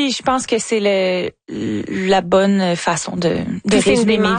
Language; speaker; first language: French; native; French